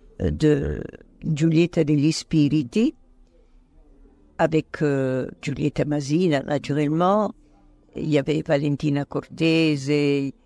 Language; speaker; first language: French; non-native, fluent; Italian